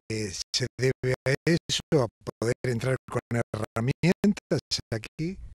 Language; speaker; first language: Spanish; native; Spanish